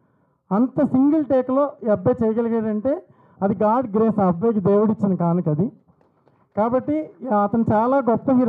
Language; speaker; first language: Telugu; native; Telugu